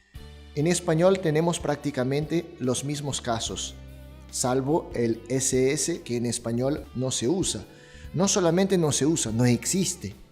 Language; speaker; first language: Spanish; non-native, fluent; Portuguese